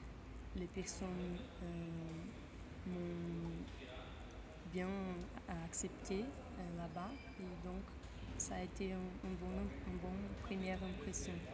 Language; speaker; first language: French; non-native, fluent; Portuguese